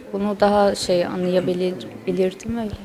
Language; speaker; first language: Turkish; non-native, learner; Arabic